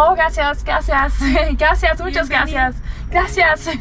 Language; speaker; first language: Spanish; non-native, learner; English